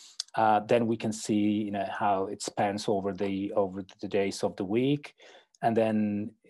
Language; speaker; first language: English; non-native, fluent; Czech